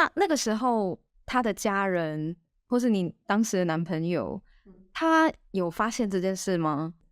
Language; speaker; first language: Chinese; native; Chinese